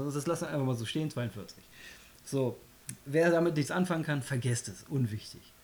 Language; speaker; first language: German; early bilingual, other home language; Polish